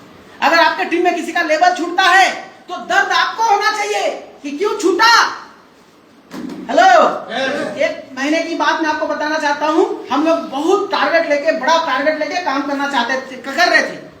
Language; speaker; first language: Hindi; non-native, local second language; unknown